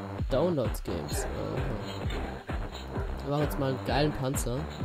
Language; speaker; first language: German; native; German